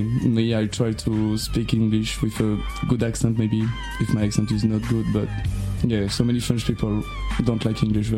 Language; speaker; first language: English; non-native, learner; French